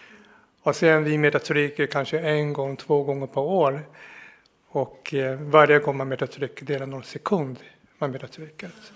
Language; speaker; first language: Swedish; non-native, fluent; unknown